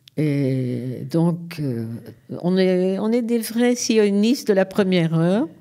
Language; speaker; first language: French; native; French